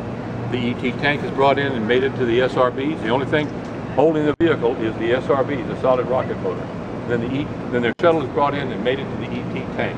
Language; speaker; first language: English; native; English